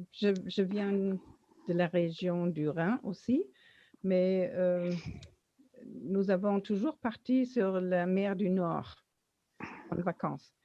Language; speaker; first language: French; non-native, learner; German